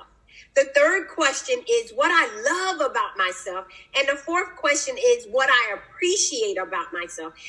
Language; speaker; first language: English; native; English